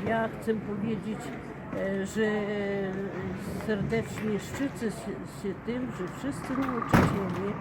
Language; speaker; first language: Polish; early bilingual, heritage; Polish